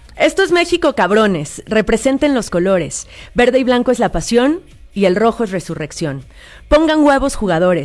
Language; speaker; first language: Spanish; native; Spanish